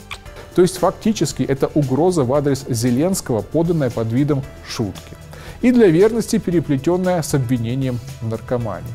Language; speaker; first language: Russian; native; Russian